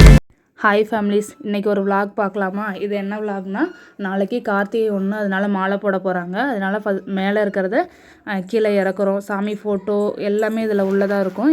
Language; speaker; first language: Tamil; native; Tamil